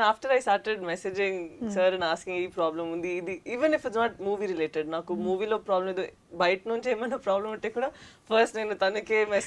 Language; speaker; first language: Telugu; non-native, learner; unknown